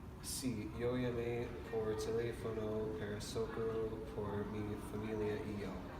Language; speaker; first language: Spanish; non-native, learner; English